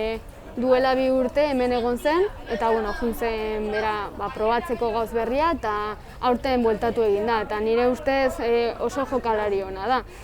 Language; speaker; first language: Basque; non-native, local second language; Spanish